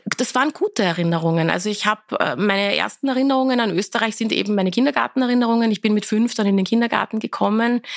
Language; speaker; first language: German; early bilingual, other home language; Persian